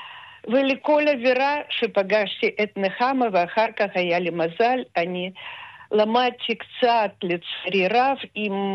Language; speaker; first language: Hebrew; non-native, fluent; Russian